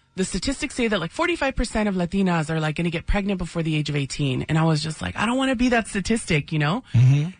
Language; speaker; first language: English; native; English